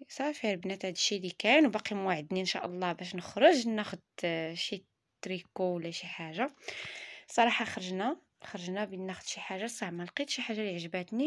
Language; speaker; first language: Arabic; native; Arabic